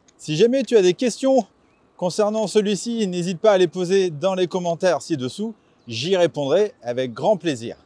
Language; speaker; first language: French; native; French